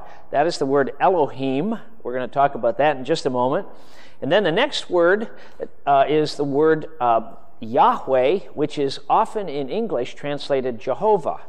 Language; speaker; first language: English; native; English